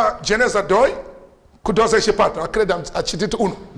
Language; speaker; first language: Romanian; non-native, learner; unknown